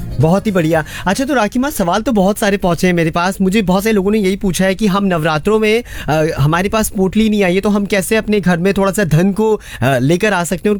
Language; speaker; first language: Hindi; native; Hindi